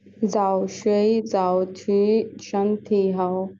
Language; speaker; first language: Chinese; non-native, learner; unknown